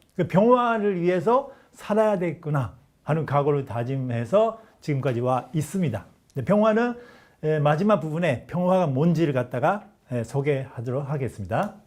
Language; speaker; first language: Korean; non-native, fluent; Japanese